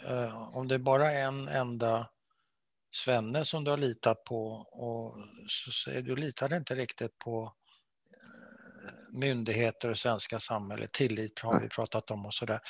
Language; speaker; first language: Swedish; native; Swedish